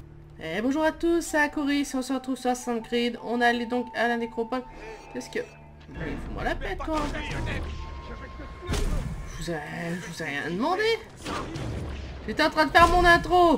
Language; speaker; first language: French; native; French